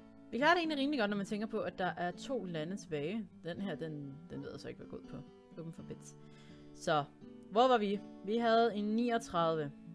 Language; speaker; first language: Danish; native; Danish